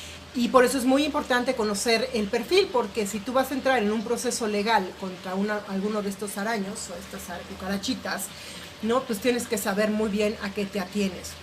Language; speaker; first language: Spanish; native; Spanish